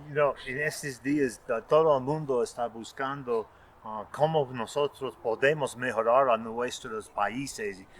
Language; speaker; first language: Spanish; non-native, fluent; English